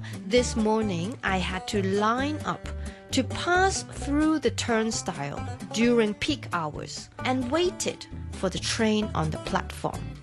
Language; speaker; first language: English; non-native, local second language; Cantonese